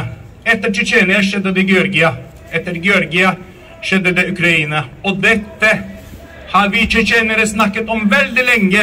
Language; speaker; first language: Norwegian; non-native, fluent; Chechen